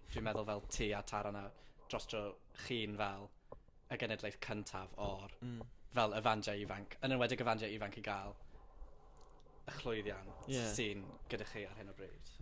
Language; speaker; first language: Welsh; non-native, fluent; English